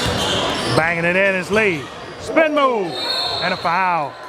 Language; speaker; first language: English; native; English